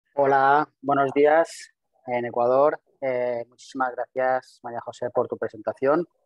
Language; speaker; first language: Spanish; non-native, local second language; Catalan